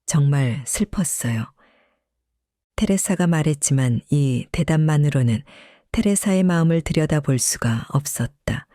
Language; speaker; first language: Korean; native; Korean